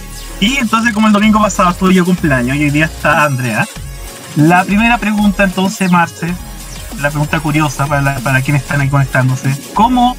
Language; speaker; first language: Spanish; native; Spanish